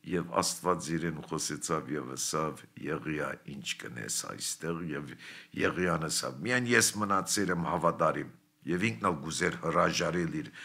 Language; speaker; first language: Armenian; early bilingual, heritage; Armenian